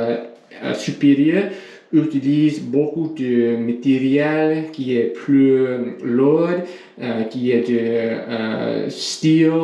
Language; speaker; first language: French; non-native, learner; English